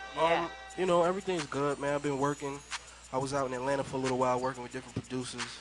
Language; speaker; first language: English; native; English